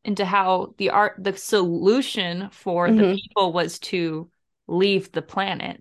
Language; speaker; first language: English; native; English